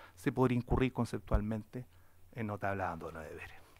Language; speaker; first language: Spanish; native; Spanish